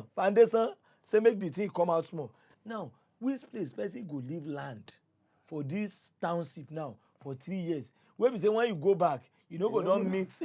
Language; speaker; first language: Nigerian Pidgin; non-native, local second language; Yoruba